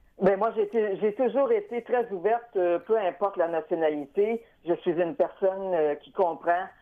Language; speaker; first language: French; native; French